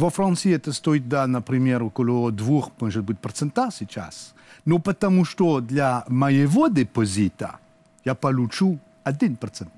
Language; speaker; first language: Russian; non-native, learner; French